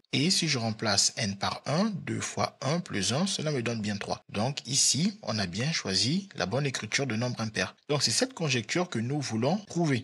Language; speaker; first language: French; native; French